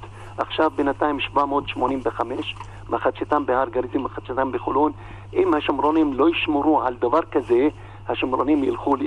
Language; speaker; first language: Hebrew; non-native, local second language; Arabic